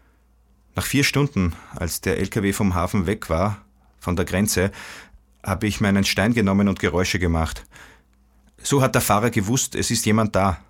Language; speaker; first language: German; non-native, fluent; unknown